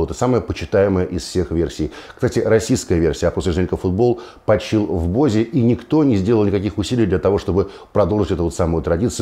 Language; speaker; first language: Russian; native; Russian